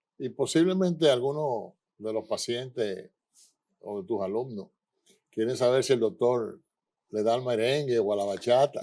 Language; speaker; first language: Spanish; native; Spanish